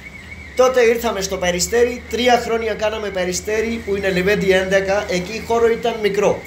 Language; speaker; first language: Greek; non-native, learner; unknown